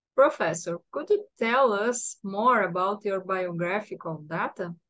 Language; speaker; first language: English; non-native, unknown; Portuguese